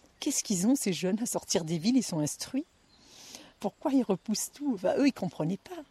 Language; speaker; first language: French; native; French